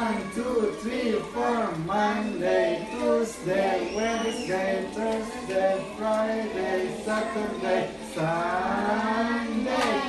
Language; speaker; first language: English; non-native, learner; Indonesian